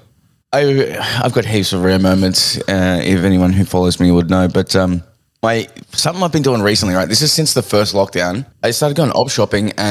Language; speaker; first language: English; native; English